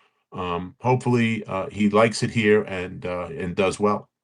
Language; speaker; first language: English; native; English